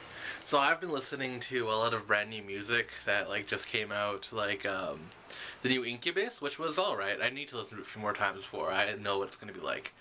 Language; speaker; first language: English; native; English